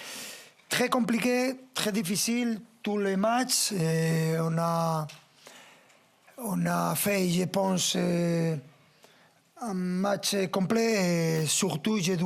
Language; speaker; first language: French; non-native, fluent; Spanish